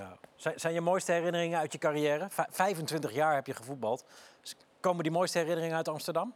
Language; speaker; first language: Dutch; native; Dutch